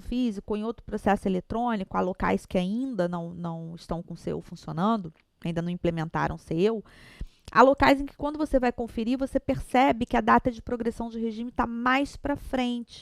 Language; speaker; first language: Portuguese; native; Portuguese